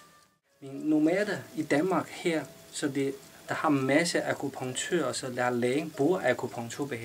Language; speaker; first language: Danish; non-native, learner; Chinese